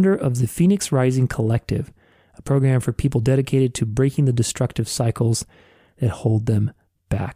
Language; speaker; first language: English; native; English